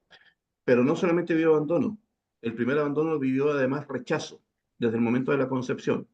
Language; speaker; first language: Spanish; native; Spanish